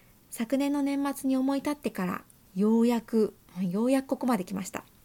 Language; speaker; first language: Japanese; native; Japanese